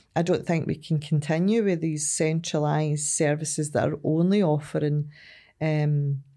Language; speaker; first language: English; native; English